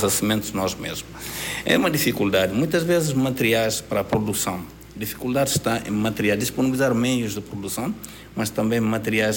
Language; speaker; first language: Portuguese; non-native, local second language; Upper Guinea Crioulo